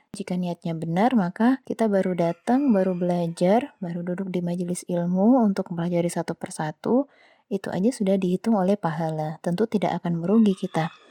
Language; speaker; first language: Indonesian; non-native, local second language; Javanese